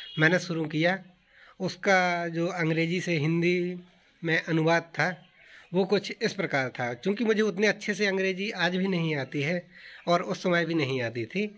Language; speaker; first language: Hindi; native; Hindi